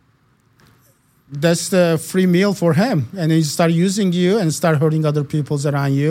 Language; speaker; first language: English; non-native, fluent; Turkish